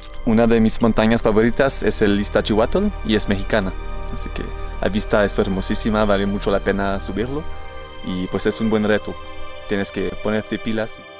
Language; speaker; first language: Spanish; non-native, fluent; French